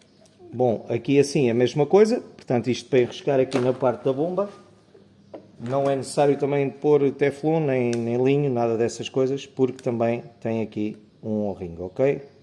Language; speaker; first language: Portuguese; native; Portuguese